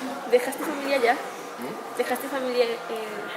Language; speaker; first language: Spanish; non-native, local second language; Galician